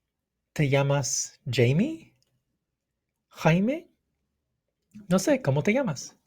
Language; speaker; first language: Spanish; non-native, fluent; English